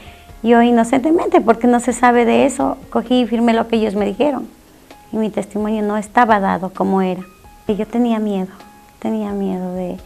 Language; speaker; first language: Spanish; native; Spanish